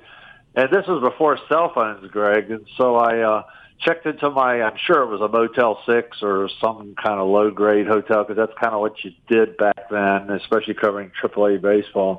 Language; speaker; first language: English; native; English